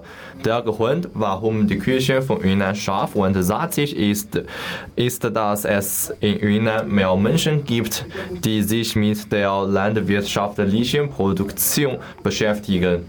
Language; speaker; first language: German; non-native, learner; Chinese